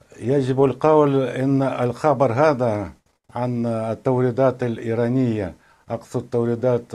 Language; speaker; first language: Arabic; non-native, fluent; Russian